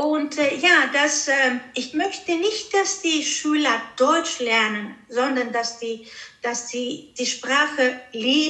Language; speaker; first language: German; early bilingual, heritage; Greek